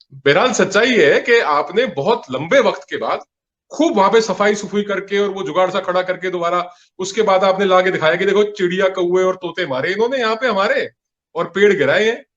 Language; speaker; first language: Hindi; non-native, local second language; Punjabi